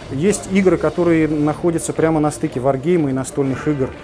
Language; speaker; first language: Russian; native; Russian